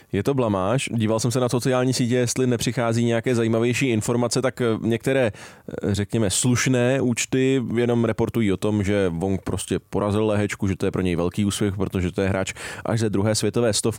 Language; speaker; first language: Czech; native; Czech